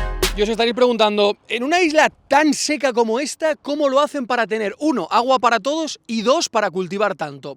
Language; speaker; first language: Spanish; native; Spanish